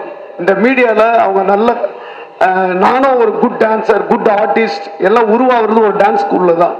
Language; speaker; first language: Tamil; native; Tamil